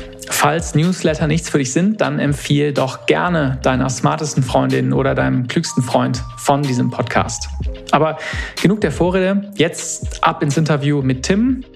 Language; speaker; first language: German; native; German